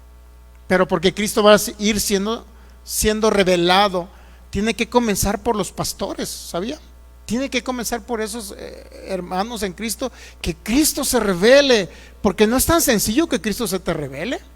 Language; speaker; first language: Spanish; native; Spanish